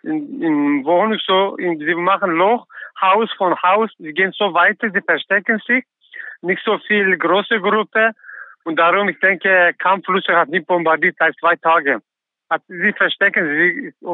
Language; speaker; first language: German; non-native, learner; Kurdish